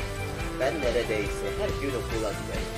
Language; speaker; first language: Turkish; non-native, learner; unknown